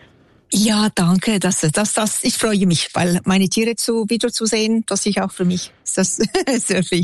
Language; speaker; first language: German; non-native, local second language; French